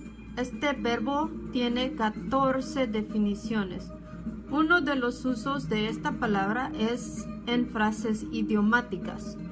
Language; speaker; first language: Spanish; non-native, fluent; English